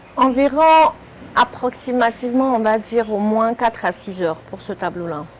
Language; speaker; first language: French; native; French